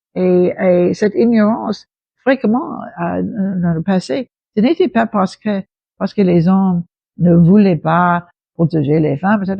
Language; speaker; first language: French; non-native, fluent; English